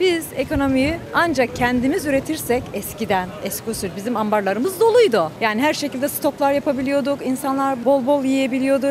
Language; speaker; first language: Turkish; native; Turkish